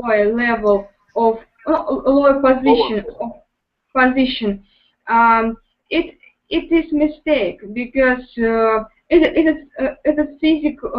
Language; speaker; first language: English; non-native, learner; Russian